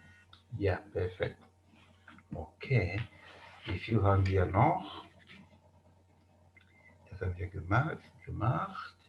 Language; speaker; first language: German; non-native, fluent; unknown